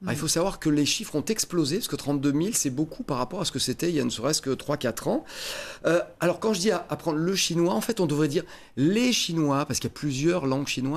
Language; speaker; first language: French; native; French